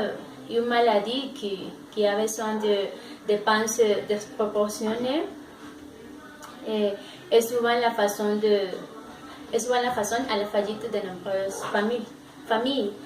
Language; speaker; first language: French; non-native, learner; Spanish